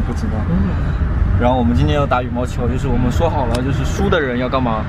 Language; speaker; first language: Chinese; native; Chinese